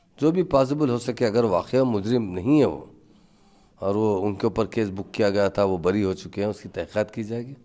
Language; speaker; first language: Urdu; native; Urdu